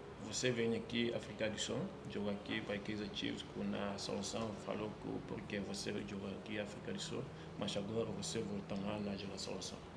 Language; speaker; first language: Portuguese; non-native, learner; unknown